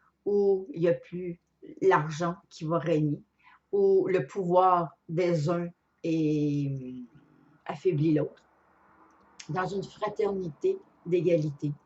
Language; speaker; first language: French; native; French